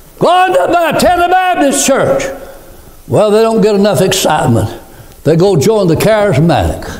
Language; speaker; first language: English; native; English